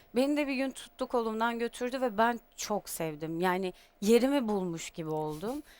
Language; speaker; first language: Turkish; native; Turkish